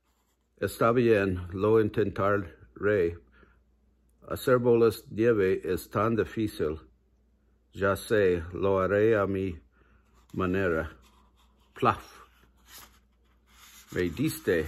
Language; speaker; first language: Spanish; non-native, learner; English